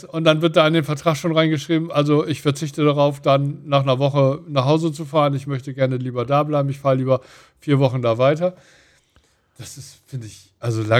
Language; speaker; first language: German; native; German